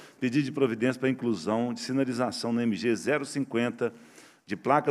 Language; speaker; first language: Portuguese; native; Portuguese